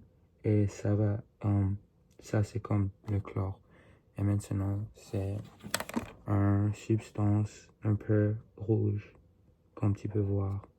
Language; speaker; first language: French; non-native, learner; English